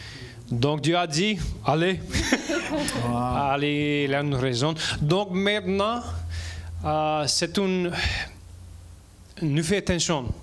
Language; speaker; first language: French; non-native, learner; English